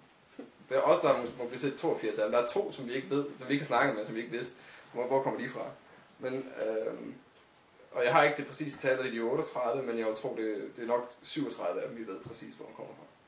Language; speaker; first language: Danish; native; Danish